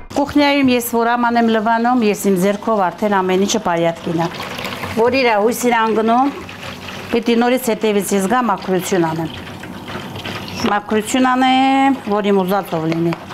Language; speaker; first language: Armenian; native; Armenian